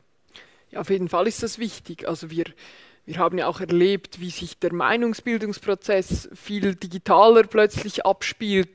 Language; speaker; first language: German; native; German